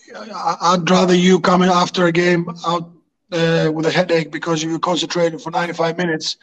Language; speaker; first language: English; non-native, fluent; Greek